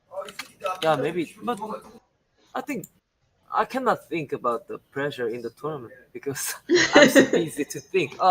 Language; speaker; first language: English; non-native, learner; Korean